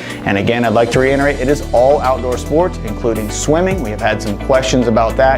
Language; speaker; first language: English; native; English